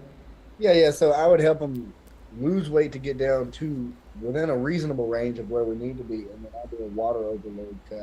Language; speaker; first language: English; native; English